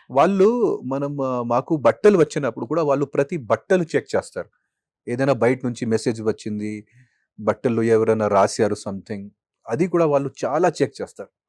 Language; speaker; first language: Telugu; non-native, fluent; Hindi